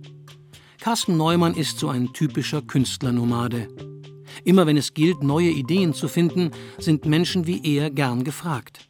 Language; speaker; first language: German; native; German